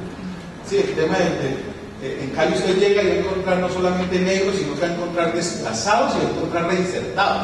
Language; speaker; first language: Spanish; native; Spanish